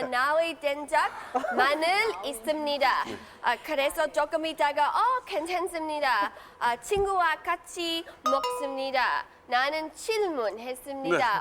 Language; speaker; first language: Korean; non-native, learner; English